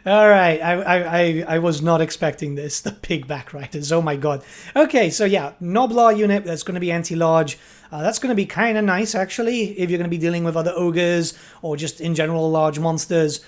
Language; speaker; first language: English; native; English